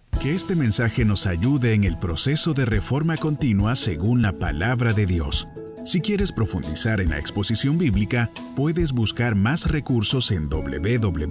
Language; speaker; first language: Spanish; native; Spanish